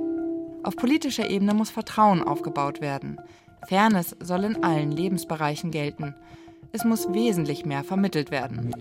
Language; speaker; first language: German; native; German